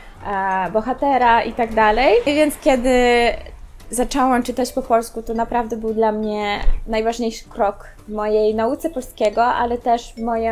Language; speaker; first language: Polish; non-native, fluent; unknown